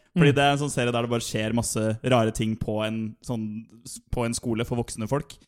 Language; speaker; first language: Norwegian; native; Norwegian